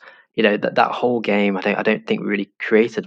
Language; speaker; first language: English; native; English